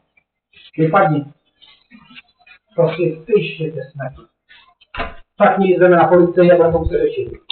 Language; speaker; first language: Czech; native; Czech